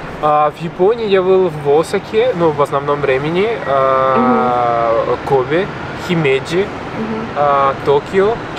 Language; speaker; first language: Russian; non-native, fluent; Spanish